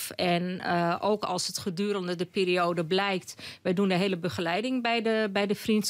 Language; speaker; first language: Dutch; native; Dutch